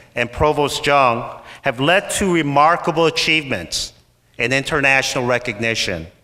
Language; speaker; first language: English; native; English